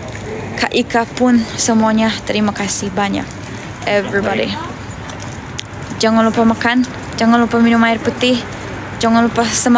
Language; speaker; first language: Indonesian; non-native, learner; Turkish